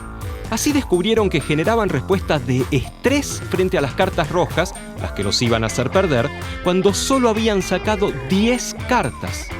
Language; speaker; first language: Spanish; native; Spanish